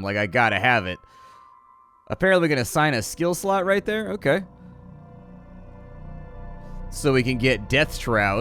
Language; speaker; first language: English; native; English